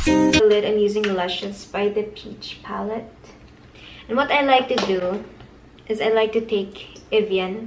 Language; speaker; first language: English; non-native, local second language; Filipino